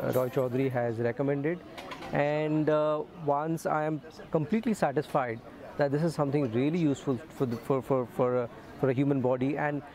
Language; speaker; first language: English; non-native, local second language; Hindi